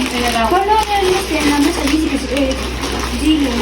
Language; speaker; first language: Spanish; early bilingual, other home language; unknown